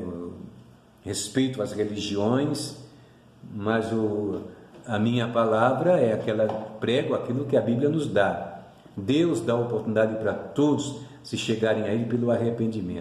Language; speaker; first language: Portuguese; native; Portuguese